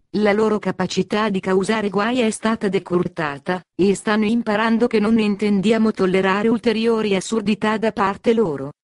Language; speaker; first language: Italian; native; Italian